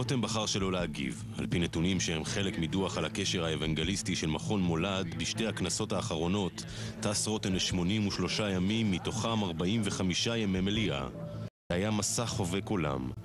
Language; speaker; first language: Hebrew; native; Hebrew